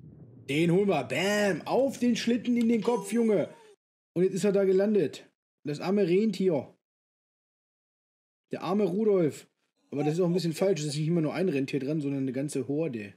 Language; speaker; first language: German; native; German